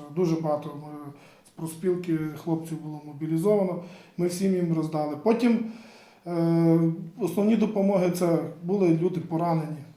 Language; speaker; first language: Ukrainian; native; Ukrainian